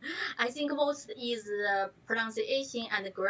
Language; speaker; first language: English; non-native, learner; Chinese